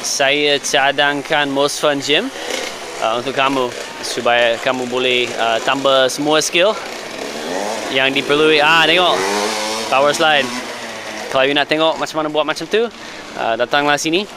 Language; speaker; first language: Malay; non-native, fluent; English